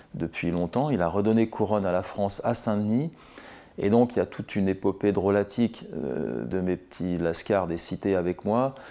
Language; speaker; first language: French; native; French